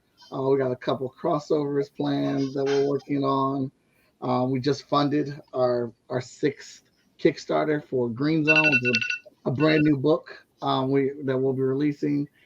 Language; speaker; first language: English; native; English